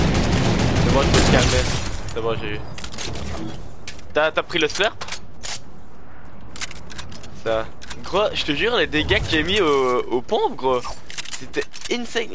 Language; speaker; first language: French; native; French